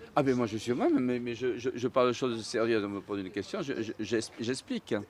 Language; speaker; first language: French; native; French